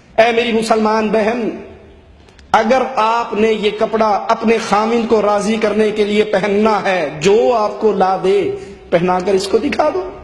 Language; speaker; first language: Urdu; non-native, local second language; Punjabi